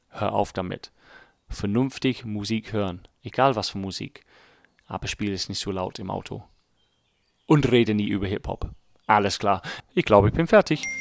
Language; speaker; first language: German; non-native, fluent; English